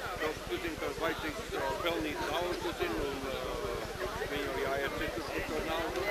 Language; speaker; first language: Latvian; early bilingual, heritage; Latvian